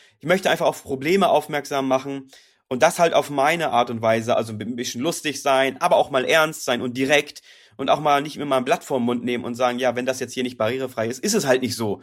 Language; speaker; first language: German; native; German